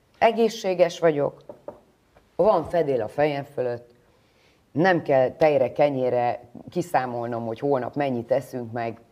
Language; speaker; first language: Hungarian; native; Hungarian